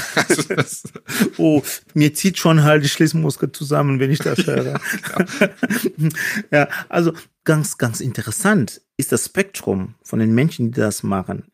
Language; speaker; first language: German; non-native, fluent; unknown